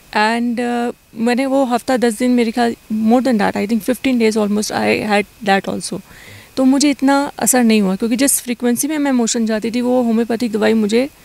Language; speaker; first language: Hindi; native; Hindi